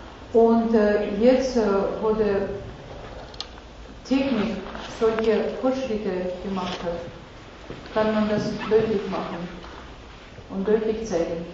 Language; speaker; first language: German; non-native, fluent; Russian